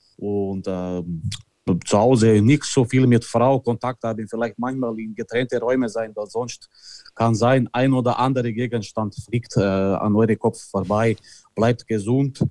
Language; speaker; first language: German; early bilingual, other home language; Italian